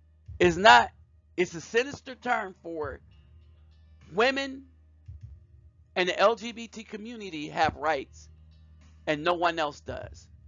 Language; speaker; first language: English; native; English